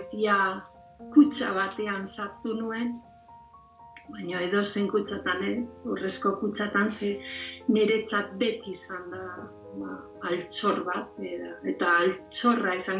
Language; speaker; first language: Basque; non-native, local second language; Spanish